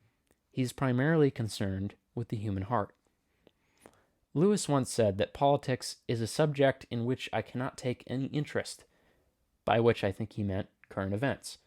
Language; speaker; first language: English; native; English